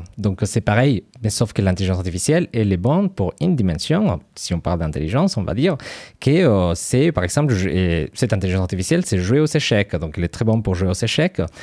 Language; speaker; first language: French; non-native, fluent; Spanish